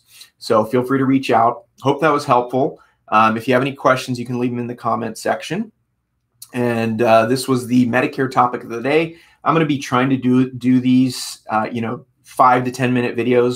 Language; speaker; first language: English; native; English